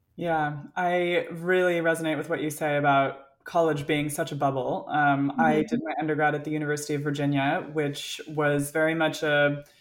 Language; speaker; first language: English; native; English